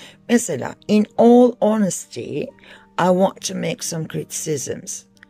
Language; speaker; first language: English; non-native, fluent; Turkish